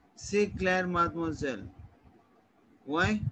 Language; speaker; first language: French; non-native, learner; Hindi